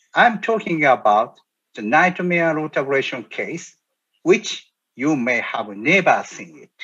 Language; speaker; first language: English; non-native, learner; Japanese